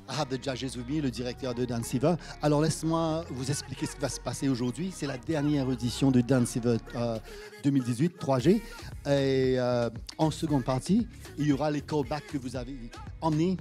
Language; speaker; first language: French; non-native, local second language; Morisyen